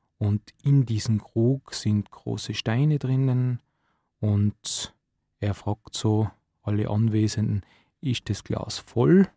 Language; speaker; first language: German; native; German